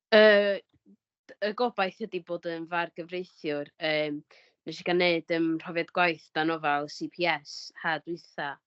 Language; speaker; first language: Welsh; native; Welsh